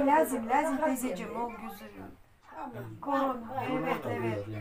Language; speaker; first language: Turkish; non-native, learner; Russian